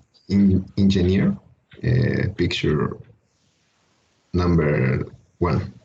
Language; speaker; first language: English; non-native, learner; Spanish